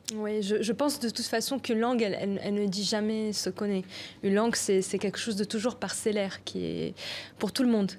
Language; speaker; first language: French; non-native, local second language; Arabic